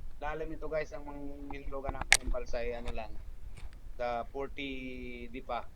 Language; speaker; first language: Filipino; native; Filipino